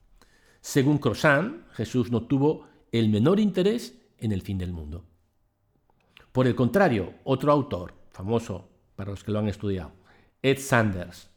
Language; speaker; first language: Spanish; native; Spanish